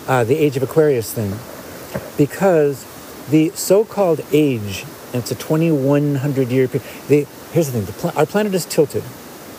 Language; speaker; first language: English; native; English